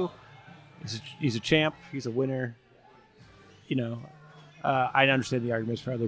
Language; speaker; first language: English; native; English